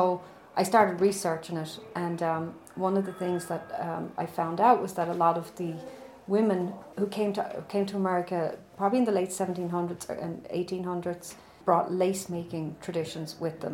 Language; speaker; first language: English; native; English